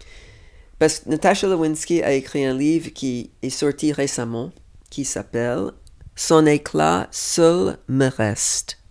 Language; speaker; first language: French; non-native, fluent; English